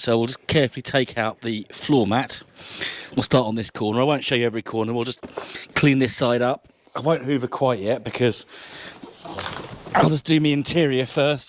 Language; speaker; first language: English; native; English